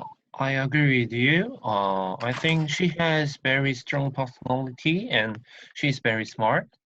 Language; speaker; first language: English; non-native, learner; Korean